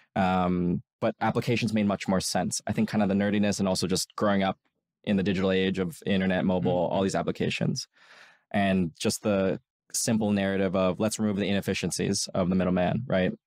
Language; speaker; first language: English; native; English